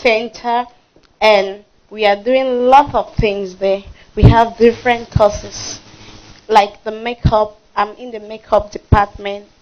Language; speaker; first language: English; non-native, local second language; French